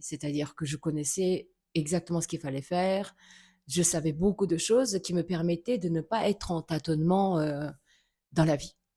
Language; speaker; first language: French; native; French